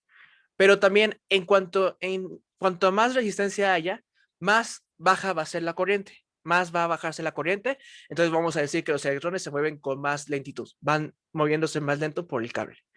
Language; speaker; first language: Spanish; native; Spanish